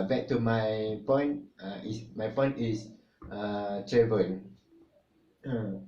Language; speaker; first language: English; non-native, local second language; Malay